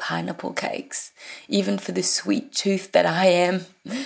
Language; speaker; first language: English; non-native, fluent; French